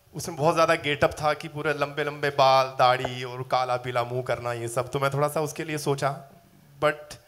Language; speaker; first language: Hindi; native; Hindi